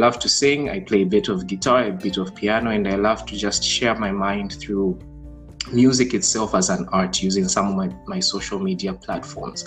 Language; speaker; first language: English; non-native, local second language; Bemba